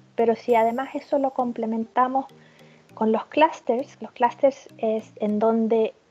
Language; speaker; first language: Spanish; early bilingual, heritage; German